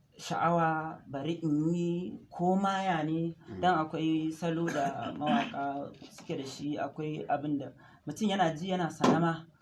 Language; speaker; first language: Hausa; non-native, local second language; Fula